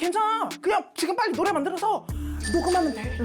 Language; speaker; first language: Korean; native; Korean